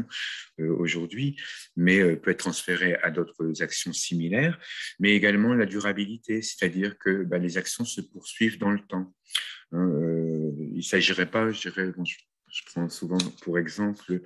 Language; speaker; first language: French; native; French